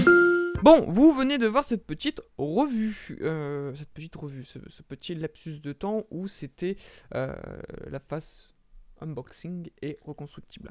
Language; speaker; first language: French; native; French